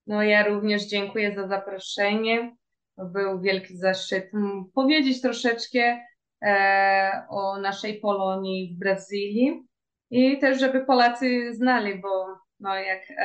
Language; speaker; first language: Polish; early bilingual, heritage; Portuguese